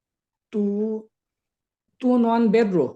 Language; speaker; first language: Italian; non-native, learner; Bangla